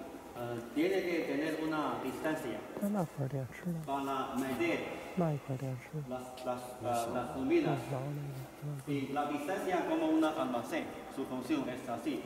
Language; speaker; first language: Spanish; non-native, learner; Chinese